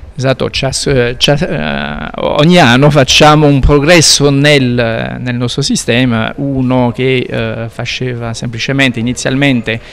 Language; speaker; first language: Italian; non-native, fluent; French